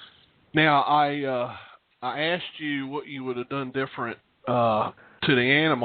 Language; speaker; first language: English; native; English